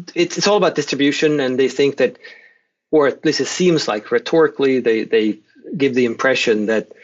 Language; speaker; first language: English; non-native, fluent; Swedish